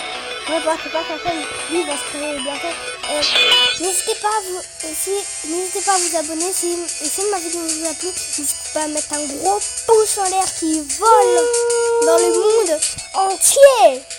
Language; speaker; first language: French; native; French